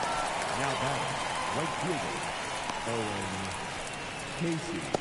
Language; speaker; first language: English; native; English